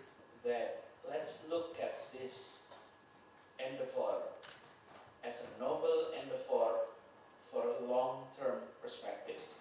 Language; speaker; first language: English; non-native, fluent; Indonesian